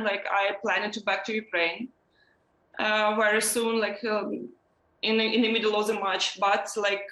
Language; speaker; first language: English; non-native, learner; Ukrainian